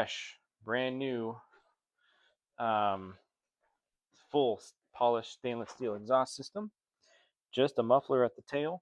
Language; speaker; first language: English; native; English